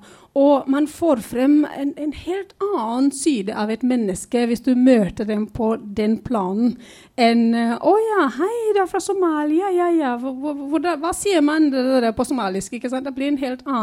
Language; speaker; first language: Norwegian; non-native, fluent; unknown